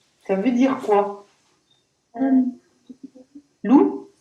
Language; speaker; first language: French; native; French